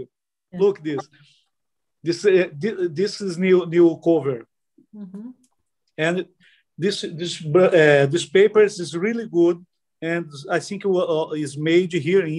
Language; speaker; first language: English; non-native, learner; Portuguese